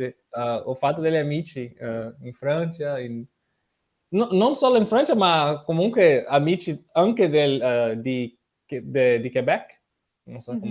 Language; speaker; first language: Italian; non-native, fluent; Portuguese